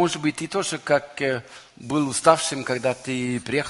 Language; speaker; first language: Russian; non-native, learner; Norwegian